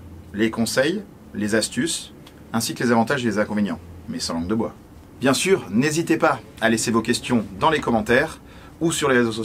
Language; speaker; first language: French; native; French